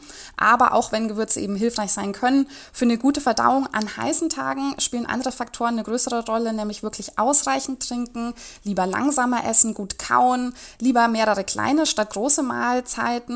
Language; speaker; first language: German; native; German